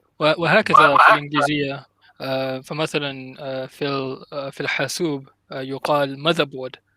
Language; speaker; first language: Arabic; non-native, learner; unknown